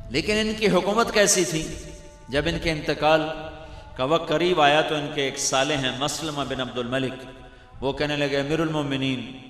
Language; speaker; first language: Urdu; non-native, local second language; Punjabi